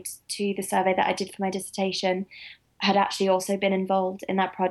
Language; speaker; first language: English; native; English